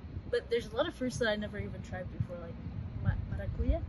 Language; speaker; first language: English; native; English